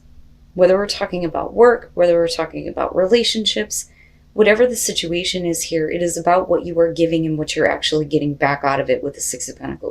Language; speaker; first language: English; native; English